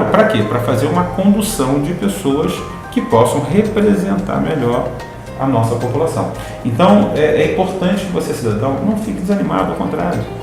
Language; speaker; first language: Portuguese; native; Portuguese